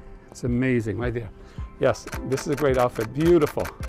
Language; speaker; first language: English; non-native, fluent; Albanian